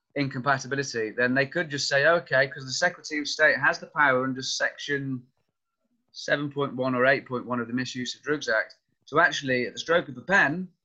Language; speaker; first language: English; native; English